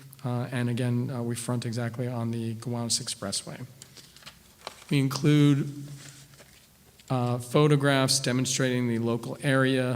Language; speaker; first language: English; native; English